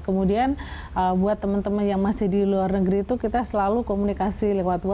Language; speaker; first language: Indonesian; native; Indonesian